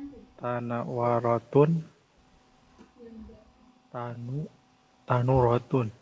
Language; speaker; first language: Arabic; non-native, learner; Indonesian